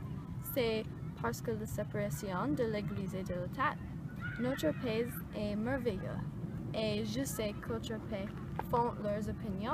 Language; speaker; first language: French; non-native, learner; English